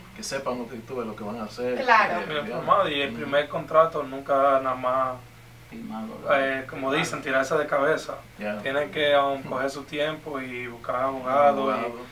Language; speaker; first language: Spanish; early bilingual, heritage; Spanish